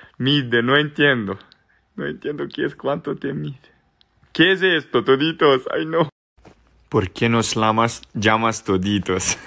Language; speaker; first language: Spanish; non-native, learner; Serbian